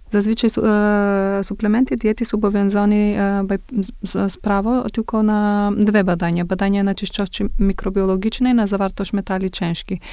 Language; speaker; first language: Polish; non-native, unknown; Macedonian